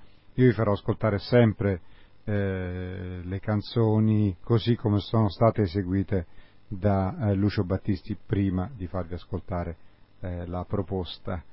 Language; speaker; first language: Italian; native; Italian